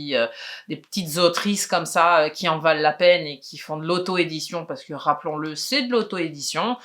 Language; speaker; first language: French; native; French